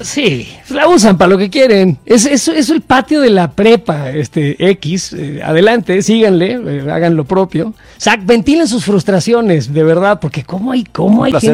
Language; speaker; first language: Spanish; native; Spanish